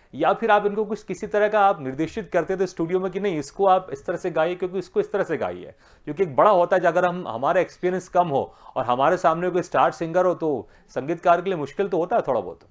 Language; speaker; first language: Hindi; native; Hindi